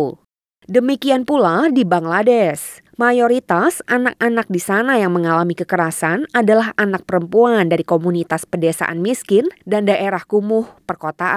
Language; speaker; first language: Indonesian; native; Indonesian